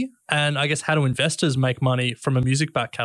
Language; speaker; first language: English; native; English